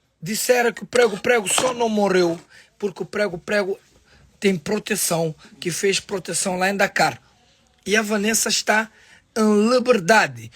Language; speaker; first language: Portuguese; non-native, local second language; Kabuverdianu